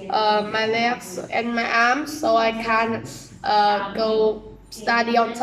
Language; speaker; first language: English; non-native, learner; Vietnamese